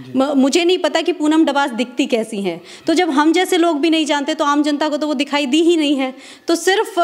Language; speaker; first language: Hindi; native; Hindi